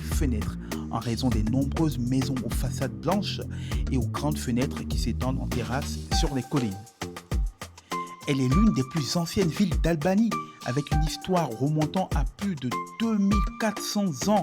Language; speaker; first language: French; native; French